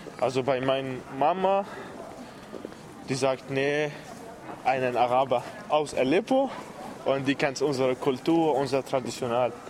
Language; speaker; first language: German; non-native, learner; Arabic